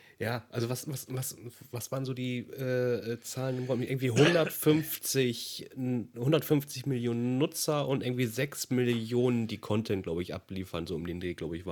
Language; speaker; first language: German; native; German